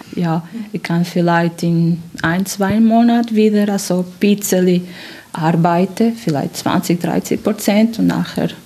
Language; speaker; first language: German; non-native, fluent; Portuguese